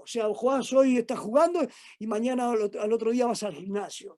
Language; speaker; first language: Spanish; native; Spanish